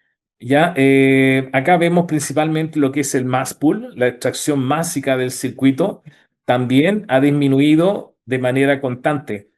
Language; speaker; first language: Spanish; native; Spanish